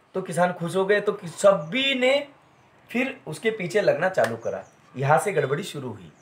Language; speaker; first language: Hindi; non-native, local second language; Marathi